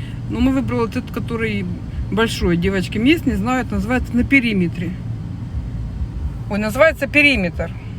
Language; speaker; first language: Russian; non-native, local second language; Ukrainian